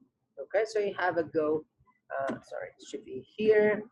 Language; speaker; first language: English; non-native, fluent; Central Kurdish